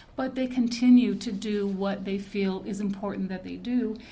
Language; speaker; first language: English; native; English